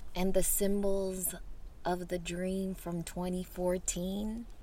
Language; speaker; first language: English; early bilingual, other home language; Spanish